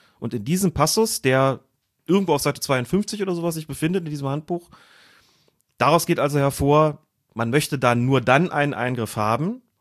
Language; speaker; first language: German; native; German